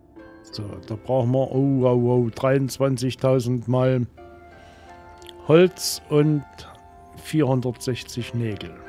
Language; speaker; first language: German; native; German